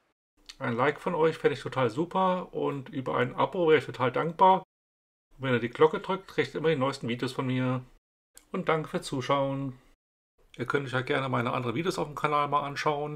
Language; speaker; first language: German; native; German